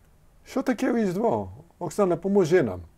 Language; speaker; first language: Ukrainian; early bilingual, heritage; Ukrainian